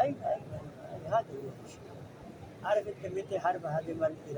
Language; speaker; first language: Arabic; non-native, learner; Urdu